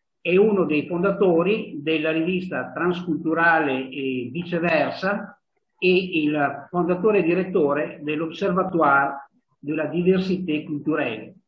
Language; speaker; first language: Italian; native; Italian